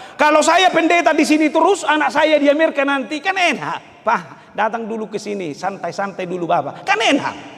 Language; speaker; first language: Indonesian; non-native, local second language; Batak Toba